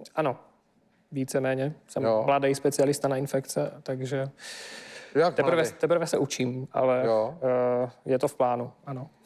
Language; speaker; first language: Czech; non-native, fluent; Ukrainian